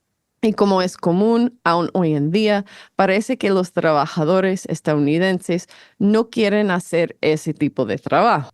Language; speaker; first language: Spanish; non-native, fluent; English